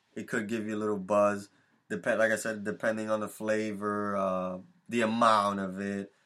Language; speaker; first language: English; early bilingual, other home language; Spanish